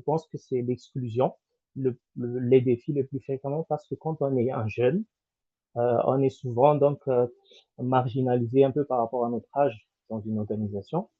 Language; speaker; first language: French; non-native, local second language; Malagasy